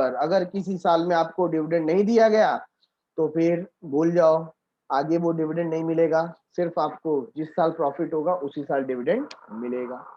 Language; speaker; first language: Hindi; native; Hindi